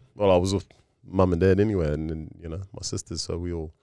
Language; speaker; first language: English; early bilingual, other home language; Tongan